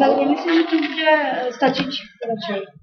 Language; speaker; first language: Czech; non-native, learner; Slovak